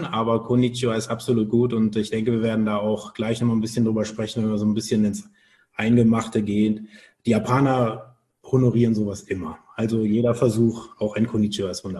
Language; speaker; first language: German; native; German